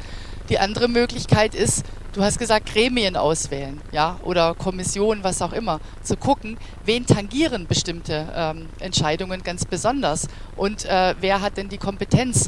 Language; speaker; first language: German; native; German